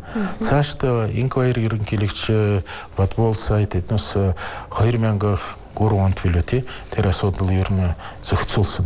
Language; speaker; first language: Mongolian; non-native, fluent; Russian